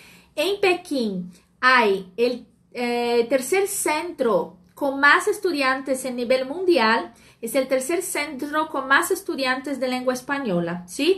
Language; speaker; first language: Spanish; non-native, fluent; Portuguese